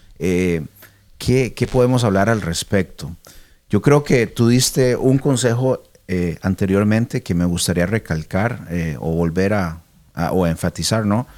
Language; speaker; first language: Spanish; early bilingual, heritage; Spanish